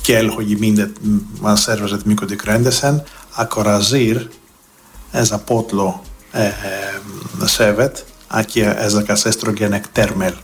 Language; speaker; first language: Hungarian; non-native, learner; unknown